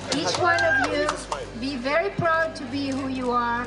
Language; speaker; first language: English; non-native, fluent; French